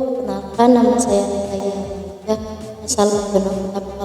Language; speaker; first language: Indonesian; non-native, local second language; Javanese